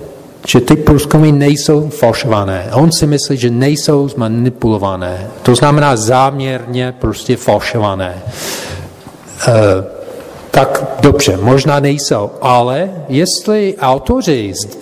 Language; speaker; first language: Czech; non-native, fluent; English